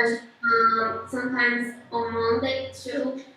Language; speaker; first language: English; non-native, learner; Portuguese